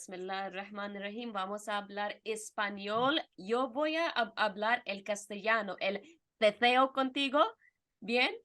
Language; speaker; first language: Spanish; non-native, fluent; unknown